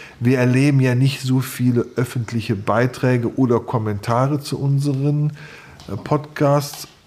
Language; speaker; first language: German; native; German